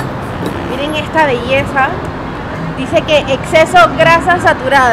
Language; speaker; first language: Spanish; native; Spanish